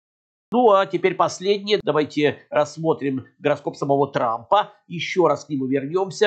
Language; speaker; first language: Russian; native; Russian